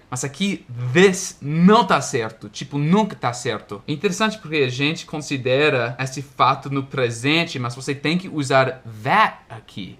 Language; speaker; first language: Portuguese; non-native, fluent; English